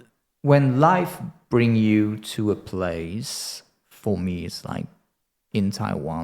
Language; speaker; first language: English; non-native, fluent; French